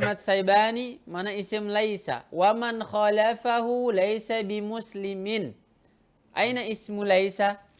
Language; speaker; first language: Arabic; non-native, fluent; Indonesian